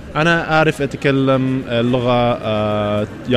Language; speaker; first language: Arabic; non-native, learner; Japanese